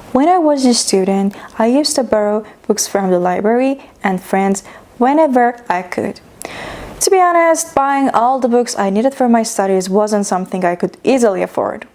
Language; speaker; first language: English; non-native, fluent; Persian